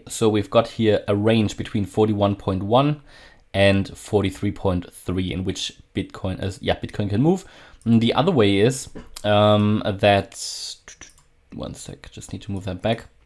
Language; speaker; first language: English; non-native, fluent; German